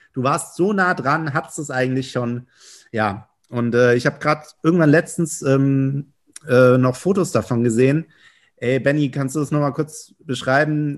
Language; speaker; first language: German; native; German